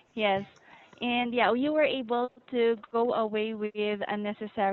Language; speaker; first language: English; non-native, fluent; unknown